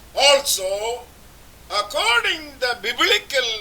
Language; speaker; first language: English; non-native, local second language; Malayalam